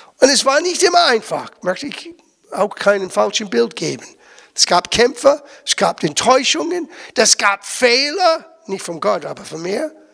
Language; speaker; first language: German; non-native, fluent; English